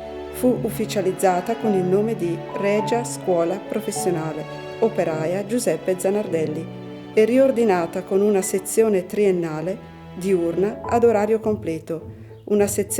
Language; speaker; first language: Italian; native; Italian